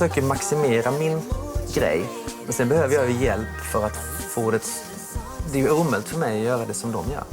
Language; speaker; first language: Swedish; native; Swedish